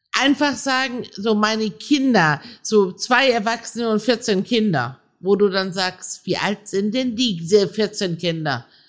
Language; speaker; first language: German; early bilingual, other home language; Persian